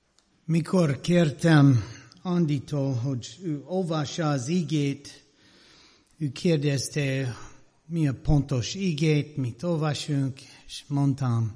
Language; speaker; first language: Hungarian; non-native, learner; English